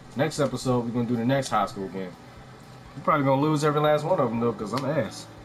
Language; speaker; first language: English; native; English